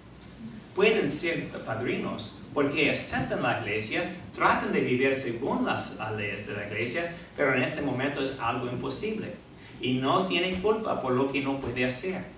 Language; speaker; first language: Spanish; non-native, fluent; English